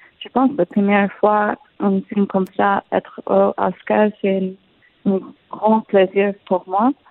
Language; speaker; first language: French; non-native, learner; Arabic